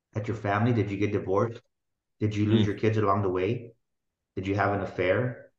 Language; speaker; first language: English; native; English